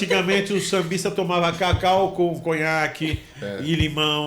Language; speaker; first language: Portuguese; native; Portuguese